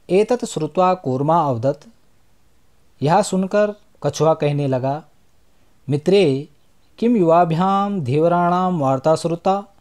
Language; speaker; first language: Hindi; native; Hindi